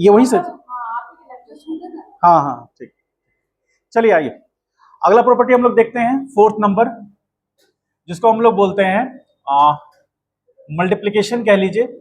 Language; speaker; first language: Hindi; native; Hindi